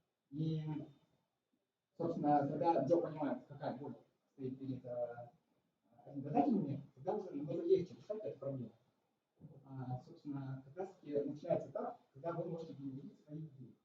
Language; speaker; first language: Russian; native; Russian